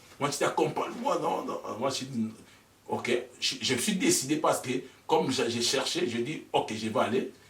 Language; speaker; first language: French; non-native, local second language; Lingala